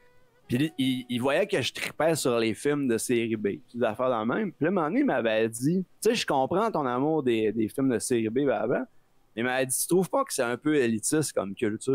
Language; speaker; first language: French; native; French